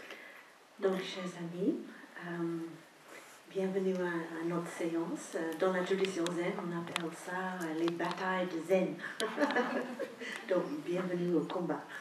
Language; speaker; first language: French; non-native, fluent; English